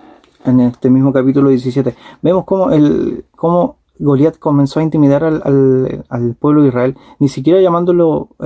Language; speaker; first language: Spanish; native; Spanish